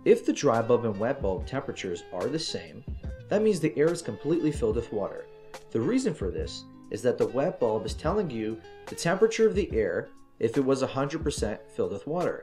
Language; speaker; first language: English; native; English